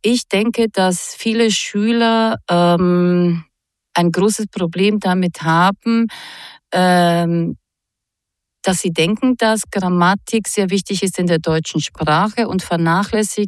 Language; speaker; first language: German; non-native, fluent; Croatian